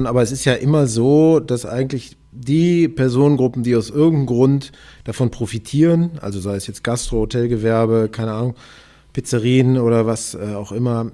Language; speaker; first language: German; native; German